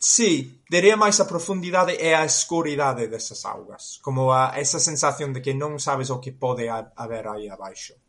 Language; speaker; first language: Galician; non-native, fluent; English